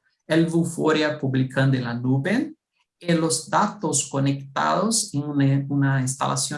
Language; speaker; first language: Spanish; non-native, fluent; Portuguese